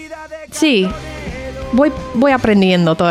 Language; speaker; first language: Spanish; non-native, learner; English